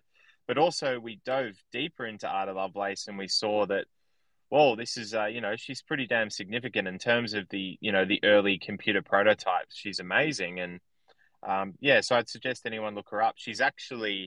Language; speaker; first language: English; native; English